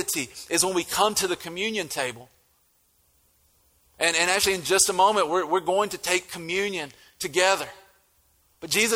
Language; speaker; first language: English; native; English